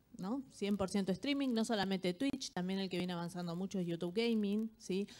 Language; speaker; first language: Spanish; native; Spanish